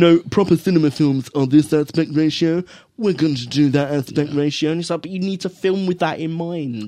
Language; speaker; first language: English; native; English